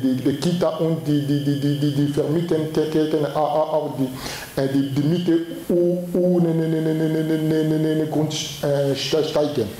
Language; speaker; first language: German; non-native, learner; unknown